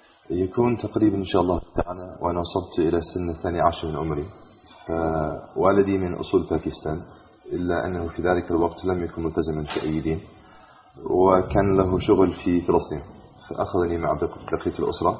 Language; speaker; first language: Arabic; non-native, fluent; English